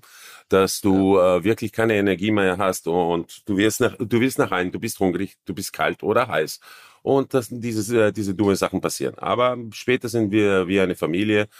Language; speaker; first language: German; non-native, fluent; Croatian